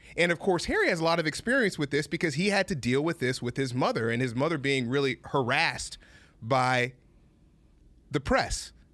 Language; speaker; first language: English; native; English